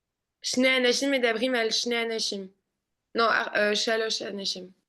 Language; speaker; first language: Hebrew; non-native, learner; French